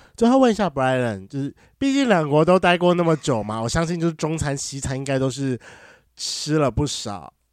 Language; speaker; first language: Chinese; native; Chinese